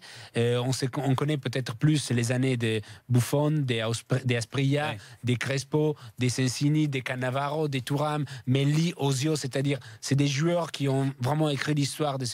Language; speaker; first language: French; non-native, fluent; Italian